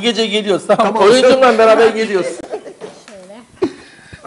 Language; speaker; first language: Turkish; native; Turkish